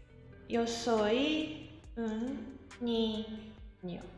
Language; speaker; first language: Spanish; non-native, learner; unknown